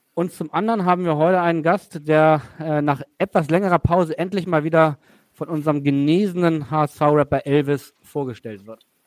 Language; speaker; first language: German; native; German